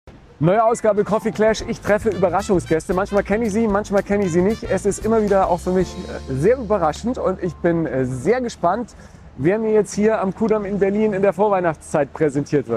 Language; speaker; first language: German; native; German